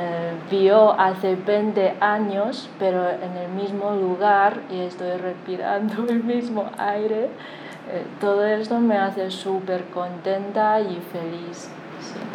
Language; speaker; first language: Spanish; non-native, fluent; Chinese